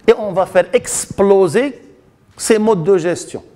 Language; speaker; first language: French; non-native, local second language; Arabic